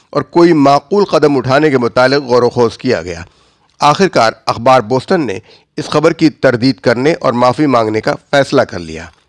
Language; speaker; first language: Urdu; native; Urdu